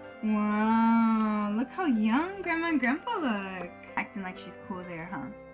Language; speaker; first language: English; native; English